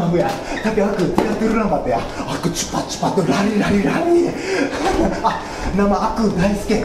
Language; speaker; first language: Indonesian; non-native, learner; Japanese